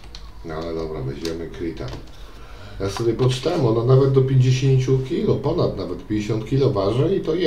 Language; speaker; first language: Polish; native; Polish